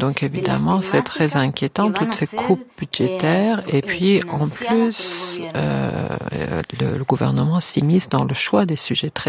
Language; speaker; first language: French; non-native, fluent; Spanish